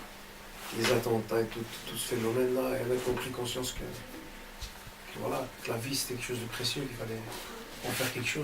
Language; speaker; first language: French; native; French